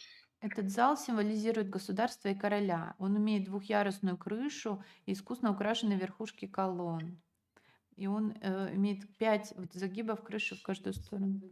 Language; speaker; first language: Russian; native; Russian